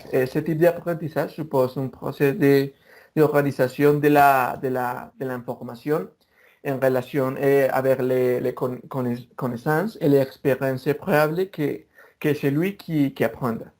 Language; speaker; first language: French; non-native, learner; Spanish